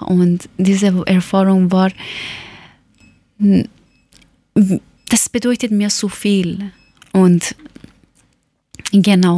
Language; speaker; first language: German; non-native, learner; Persian